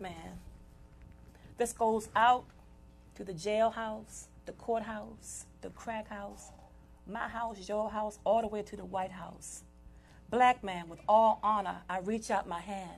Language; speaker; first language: English; native; English